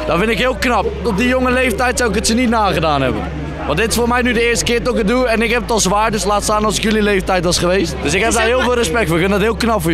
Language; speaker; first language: Dutch; native; Dutch